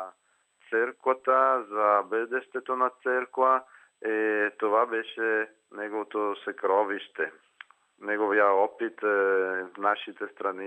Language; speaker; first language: Bulgarian; non-native, fluent; Italian